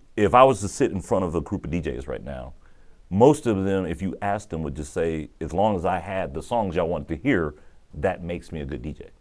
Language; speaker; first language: English; native; English